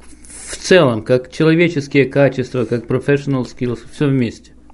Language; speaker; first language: Russian; native; Russian